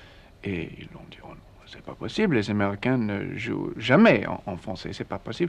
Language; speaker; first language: French; non-native, learner; English